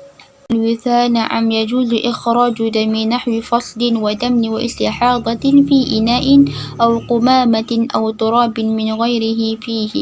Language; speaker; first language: Arabic; non-native, learner; Malay